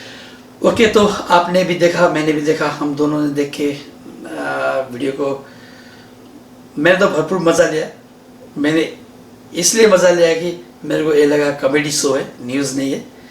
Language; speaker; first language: Hindi; non-native, learner; Nepali